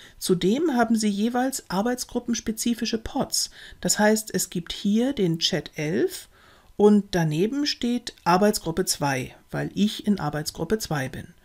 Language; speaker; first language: German; native; German